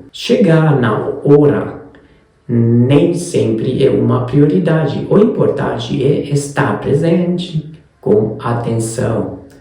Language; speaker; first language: Portuguese; non-native, fluent; Hungarian